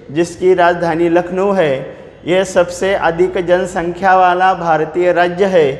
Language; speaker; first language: Hindi; non-native, local second language; Marathi